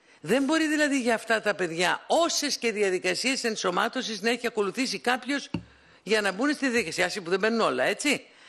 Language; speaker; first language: Greek; native; Greek